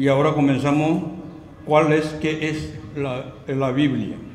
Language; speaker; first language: Spanish; non-native, learner; Korean